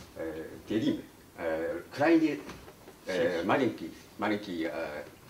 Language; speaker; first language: Russian; non-native, learner; Japanese